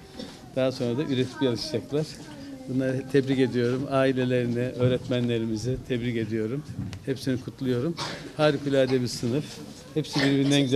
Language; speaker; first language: Turkish; native; Turkish